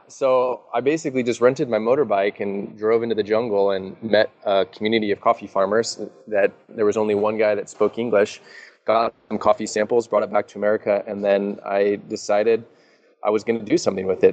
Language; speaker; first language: English; native; English